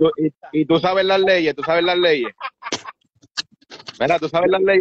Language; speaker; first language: Spanish; native; Spanish